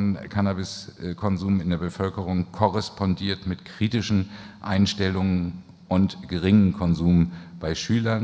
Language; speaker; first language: German; native; German